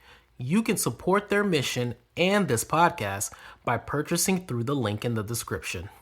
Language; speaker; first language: English; native; English